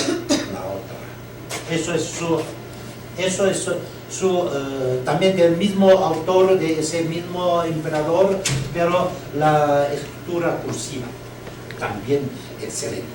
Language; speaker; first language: Spanish; non-native, learner; Chinese